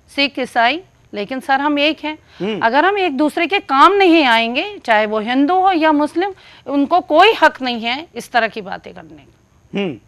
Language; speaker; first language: Hindi; native; Hindi